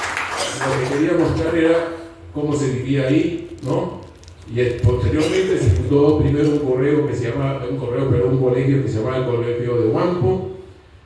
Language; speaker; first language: Spanish; native; Spanish